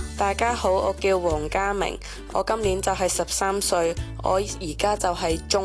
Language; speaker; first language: Cantonese; early bilingual, other home language; Vietnamese